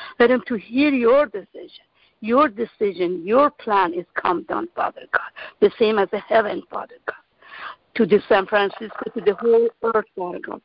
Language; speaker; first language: English; non-native, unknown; Persian